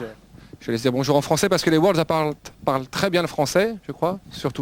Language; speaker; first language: French; native; French